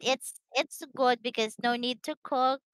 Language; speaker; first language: English; non-native, learner; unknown